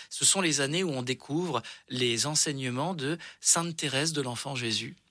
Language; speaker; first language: French; native; French